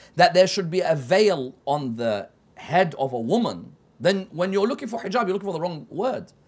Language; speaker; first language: English; native; English